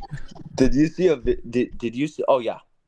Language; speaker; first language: English; native; English